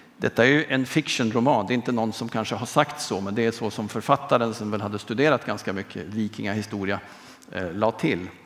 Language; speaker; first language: Swedish; native; Swedish